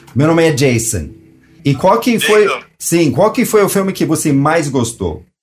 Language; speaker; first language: Portuguese; non-native, fluent; English